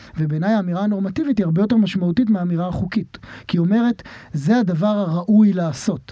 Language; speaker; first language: Hebrew; native; Hebrew